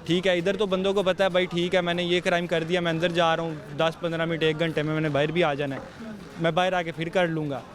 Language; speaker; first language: Urdu; non-native, local second language; Punjabi